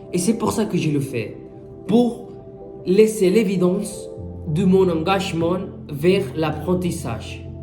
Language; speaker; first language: French; non-native, fluent; Spanish